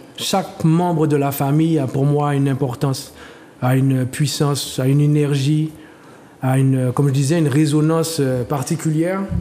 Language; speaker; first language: French; native; French